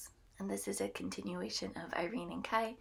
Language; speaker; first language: English; native; English